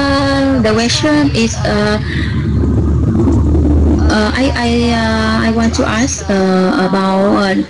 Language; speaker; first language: English; non-native, learner; Vietnamese